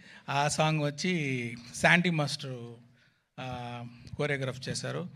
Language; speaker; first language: Telugu; non-native, learner; Tamil